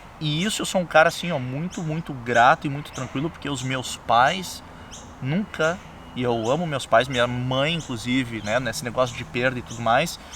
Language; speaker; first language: Portuguese; native; Portuguese